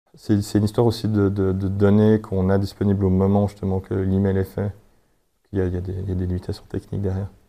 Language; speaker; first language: French; native; French